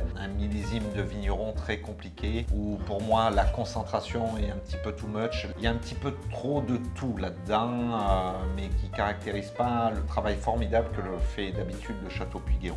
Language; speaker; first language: French; native; French